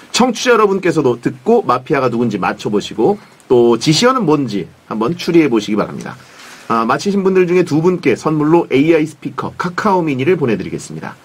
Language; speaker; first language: Korean; native; Korean